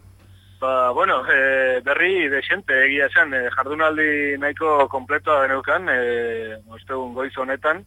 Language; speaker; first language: Basque; native; Basque